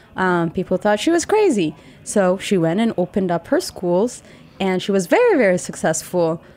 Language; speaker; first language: English; non-native, fluent; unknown